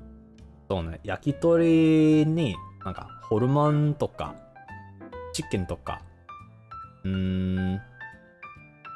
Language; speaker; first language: Japanese; non-native, learner; English